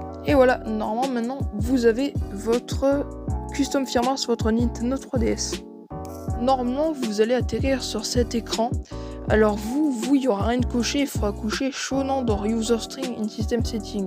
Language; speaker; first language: French; native; French